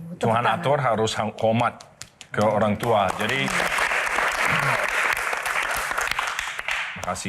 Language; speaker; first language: Indonesian; non-native, learner; English